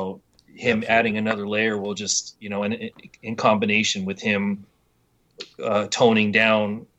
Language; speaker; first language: English; native; English